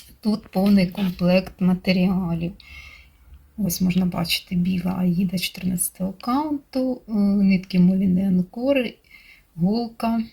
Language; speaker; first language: Ukrainian; non-native, local second language; Russian